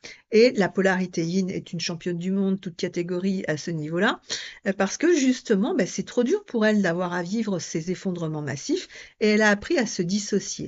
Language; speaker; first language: French; native; French